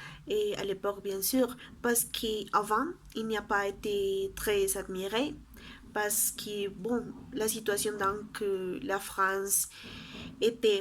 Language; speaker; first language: French; non-native, learner; Spanish